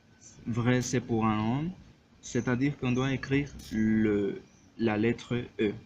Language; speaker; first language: French; non-native, learner; Spanish